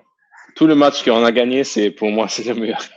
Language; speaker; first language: French; non-native, learner; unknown